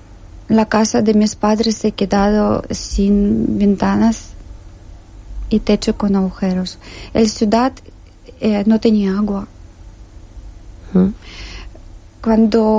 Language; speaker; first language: Spanish; non-native, learner; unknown